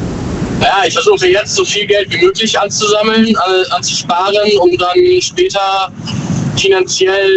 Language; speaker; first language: German; native; German